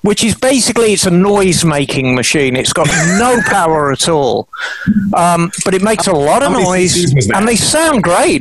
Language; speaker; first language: English; native; English